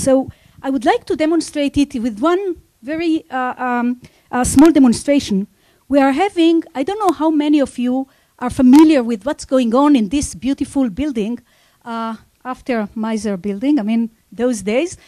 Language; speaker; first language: English; non-native, fluent; Hebrew